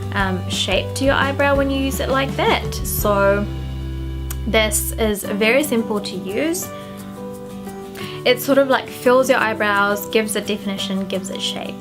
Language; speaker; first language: English; non-native, local second language; Sinhala